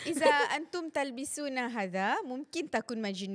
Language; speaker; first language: Arabic; non-native, learner; Malay